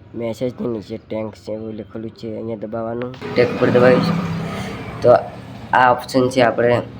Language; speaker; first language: Gujarati; non-native, local second language; Bhili